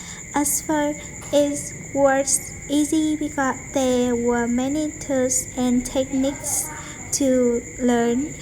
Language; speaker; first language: English; non-native, learner; Vietnamese